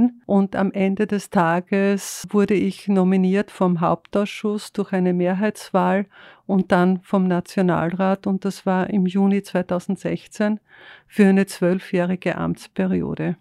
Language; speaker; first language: German; native; German